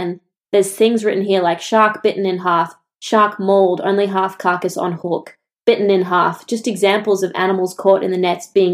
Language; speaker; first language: English; native; English